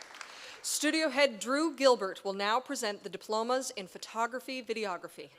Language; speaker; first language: English; native; English